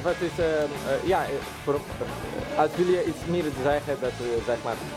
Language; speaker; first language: Dutch; non-native, learner; Polish